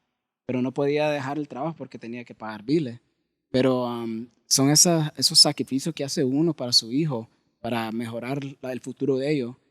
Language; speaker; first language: Spanish; early bilingual, heritage; Spanish